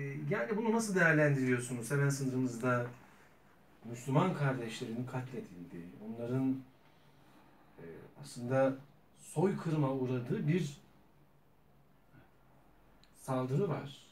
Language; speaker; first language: Turkish; native; Turkish